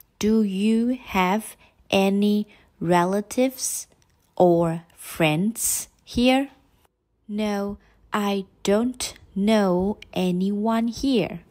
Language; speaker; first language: English; non-native, fluent; Chinese